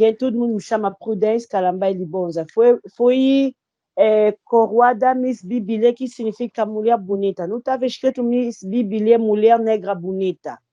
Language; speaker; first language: Portuguese; non-native, fluent; Lingala